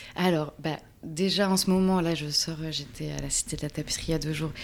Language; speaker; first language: French; native; French